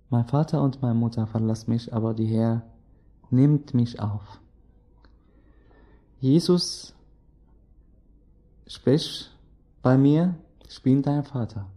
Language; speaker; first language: German; non-native, learner; Arabic